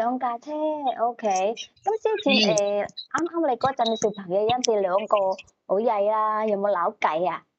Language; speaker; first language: Cantonese; native; Cantonese